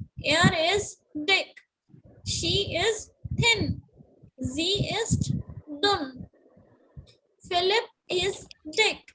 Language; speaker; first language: German; non-native, learner; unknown